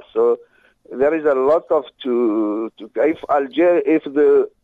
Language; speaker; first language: English; non-native, fluent; Arabic